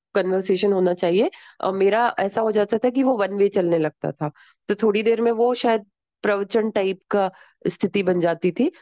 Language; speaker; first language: Hindi; native; Hindi